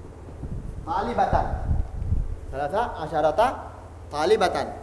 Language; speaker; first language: Arabic; non-native, fluent; Indonesian